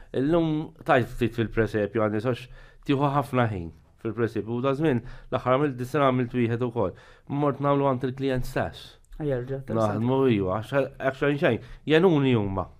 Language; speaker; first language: Maltese; native; Maltese